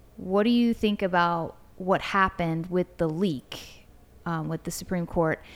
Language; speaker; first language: English; native; English